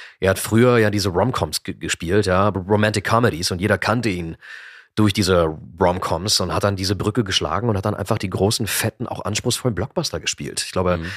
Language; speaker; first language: German; native; German